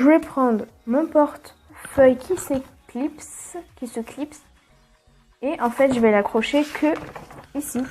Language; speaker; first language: French; native; French